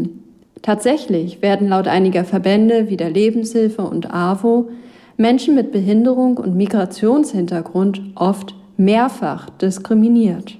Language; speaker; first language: German; native; German